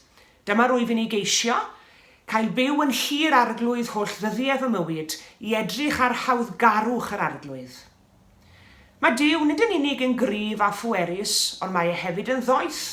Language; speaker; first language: Welsh; native; Welsh